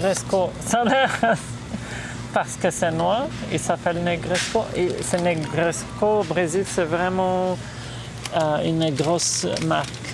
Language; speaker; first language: French; non-native, fluent; Portuguese